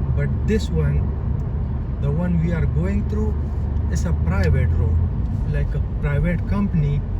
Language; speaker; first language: English; non-native, local second language; Hindi